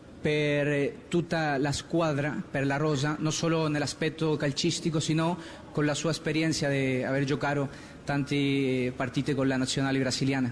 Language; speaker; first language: Italian; non-native, fluent; Spanish